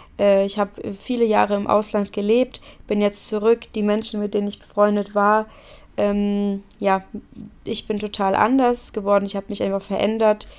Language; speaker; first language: German; native; German